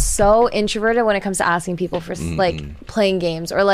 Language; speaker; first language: English; non-native, fluent; Japanese